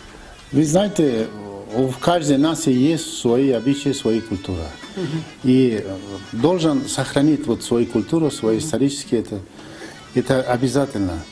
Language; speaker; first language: Russian; non-native, fluent; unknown